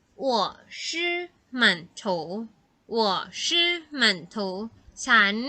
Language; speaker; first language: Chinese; non-native, fluent; Thai